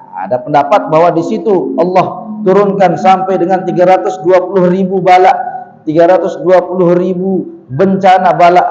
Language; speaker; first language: Malay; non-native, local second language; Sasak